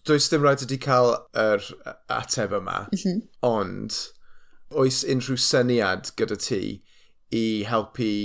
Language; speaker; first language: Welsh; non-native, local second language; English